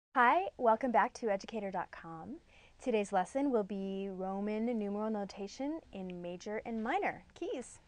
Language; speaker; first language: English; native; English